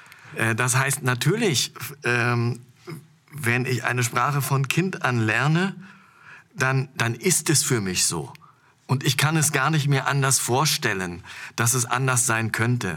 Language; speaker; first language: German; non-native, fluent; French